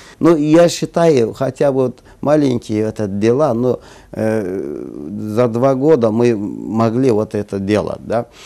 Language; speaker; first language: Russian; non-native, local second language; Azerbaijani